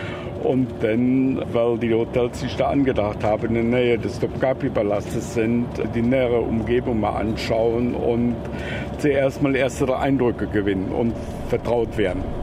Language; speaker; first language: German; native; German